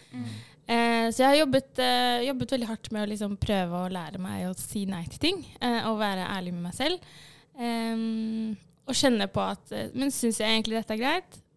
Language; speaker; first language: Norwegian; early bilingual, other home language; Arabic